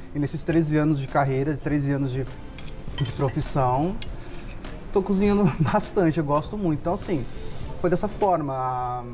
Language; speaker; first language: Portuguese; native; Portuguese